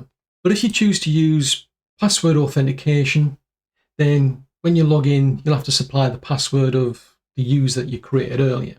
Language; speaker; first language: English; native; English